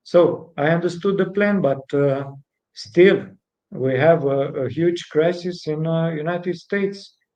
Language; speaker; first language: English; non-native, fluent; Romanian